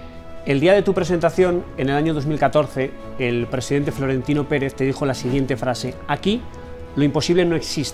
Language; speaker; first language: Spanish; native; Spanish